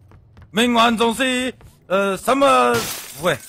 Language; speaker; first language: Chinese; native; Chinese